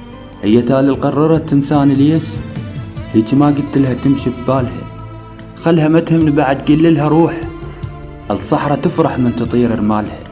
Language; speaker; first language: Arabic; native; Arabic